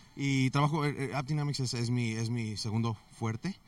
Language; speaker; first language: Spanish; early bilingual, heritage; Spanish